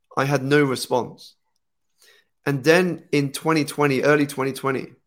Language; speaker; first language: English; native; English